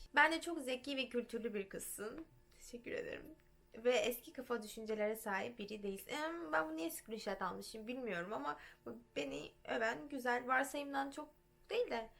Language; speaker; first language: Turkish; early bilingual, heritage; Turkish